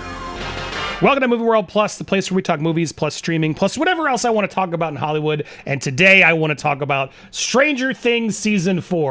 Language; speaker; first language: English; native; English